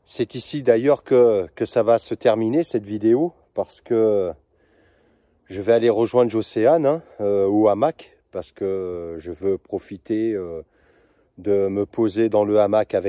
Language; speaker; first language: French; native; French